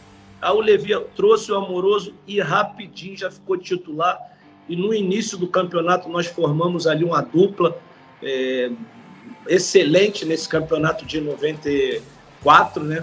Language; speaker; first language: Portuguese; native; Portuguese